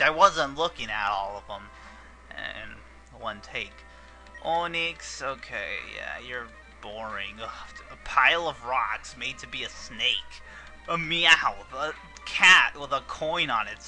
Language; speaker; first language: English; native; English